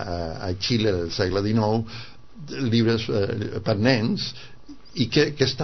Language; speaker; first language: Catalan; non-native, fluent; Spanish